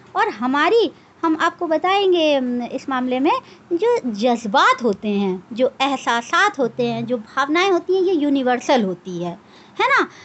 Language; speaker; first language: Hindi; native; Hindi